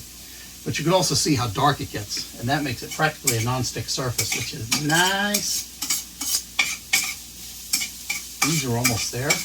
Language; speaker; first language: English; native; English